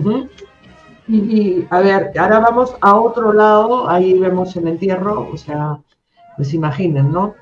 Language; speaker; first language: Spanish; native; Spanish